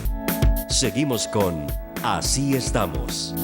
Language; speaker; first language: Spanish; native; Spanish